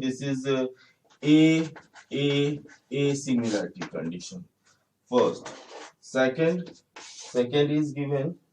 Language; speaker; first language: English; non-native, local second language; Hindi